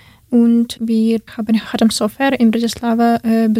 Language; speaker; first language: German; non-native, learner; Ukrainian